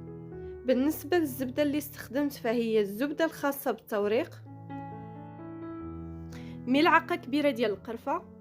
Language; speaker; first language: Arabic; native; Arabic